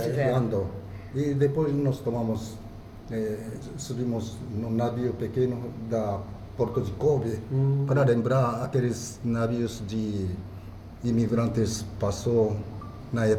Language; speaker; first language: Portuguese; non-native, fluent; Japanese